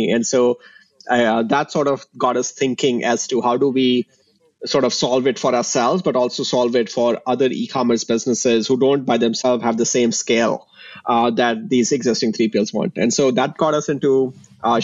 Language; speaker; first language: English; non-native, local second language; Hindi